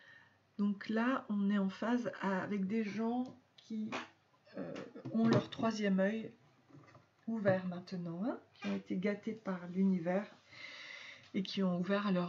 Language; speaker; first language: French; native; French